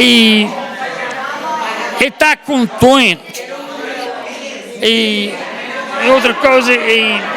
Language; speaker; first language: Portuguese; early bilingual, heritage; Portuguese